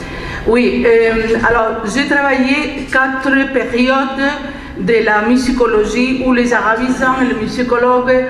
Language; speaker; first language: French; non-native, fluent; Spanish